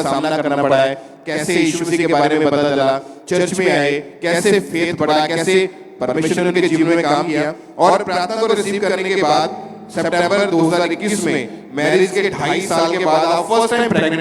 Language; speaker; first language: Hindi; native; Hindi